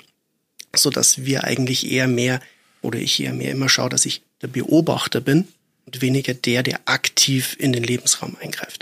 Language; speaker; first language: German; native; German